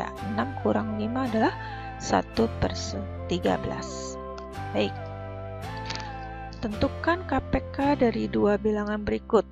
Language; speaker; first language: Indonesian; native; Indonesian